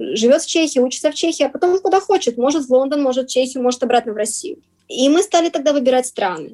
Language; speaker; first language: Russian; native; Russian